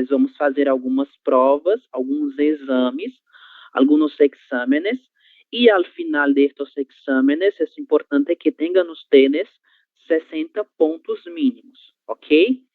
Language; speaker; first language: Spanish; non-native, learner; Portuguese